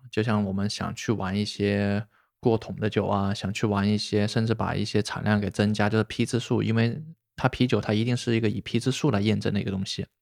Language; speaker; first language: Chinese; native; Chinese